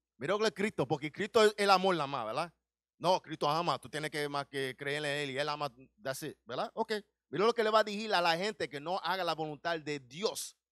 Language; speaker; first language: Spanish; early bilingual, heritage; Spanish